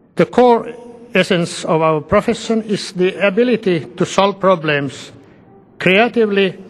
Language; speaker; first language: English; non-native, fluent; Finnish